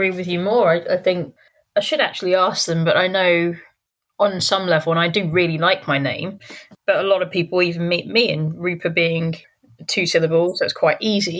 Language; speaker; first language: English; native; English